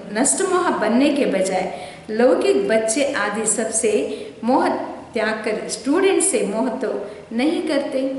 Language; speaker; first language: Hindi; non-native, local second language; Telugu